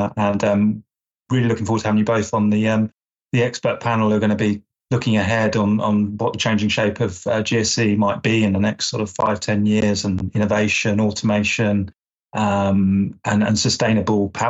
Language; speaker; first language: English; native; English